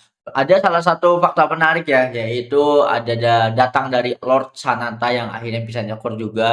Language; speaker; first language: Indonesian; native; Indonesian